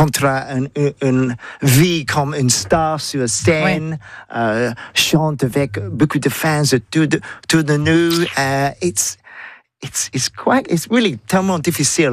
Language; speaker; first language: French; non-native, learner; English